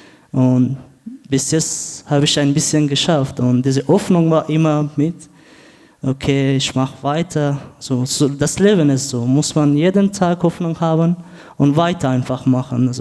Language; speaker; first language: German; non-native, learner; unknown